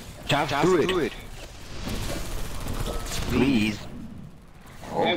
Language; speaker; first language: English; non-native, learner; German